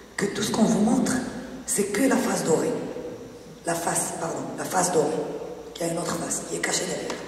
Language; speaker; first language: French; non-native, local second language; Arabic